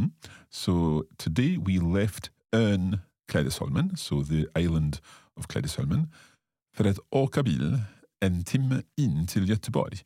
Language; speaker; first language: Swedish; non-native, learner; English